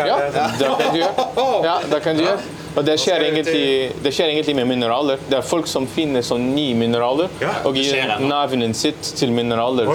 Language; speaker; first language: Norwegian; non-native, learner; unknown